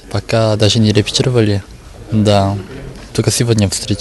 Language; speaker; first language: Russian; non-native, learner; Korean